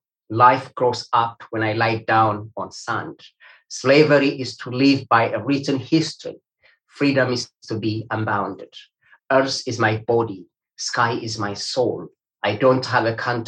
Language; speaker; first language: English; non-native, fluent; Amharic